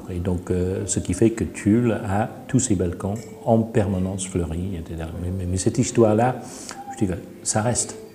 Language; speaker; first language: French; non-native, fluent; English